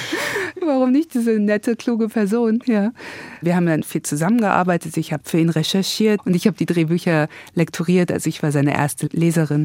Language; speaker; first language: German; native; German